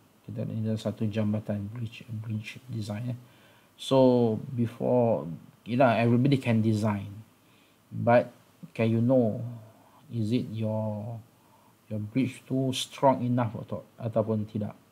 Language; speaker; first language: English; non-native, local second language; Malay